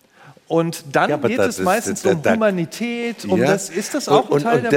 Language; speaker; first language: German; native; German